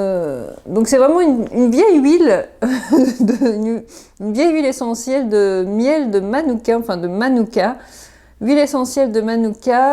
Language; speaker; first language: French; native; French